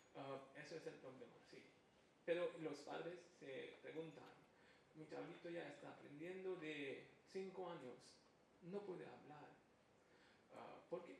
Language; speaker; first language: Spanish; non-native, fluent; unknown